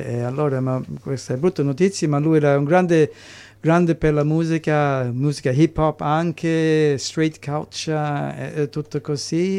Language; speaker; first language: Italian; early bilingual, heritage; English